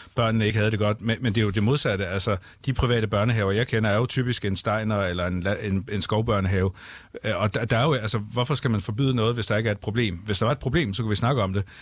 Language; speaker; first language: Danish; native; Danish